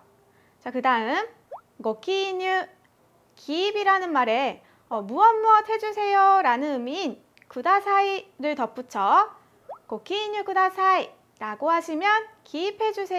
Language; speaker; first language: Korean; native; Korean